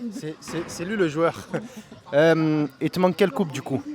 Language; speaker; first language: French; native; French